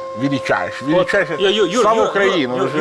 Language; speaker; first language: Ukrainian; non-native, learner; Italian